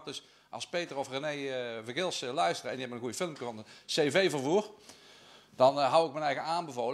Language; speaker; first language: Dutch; native; Dutch